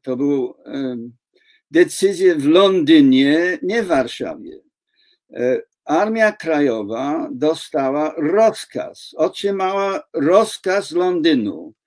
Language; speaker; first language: Polish; non-native, fluent; English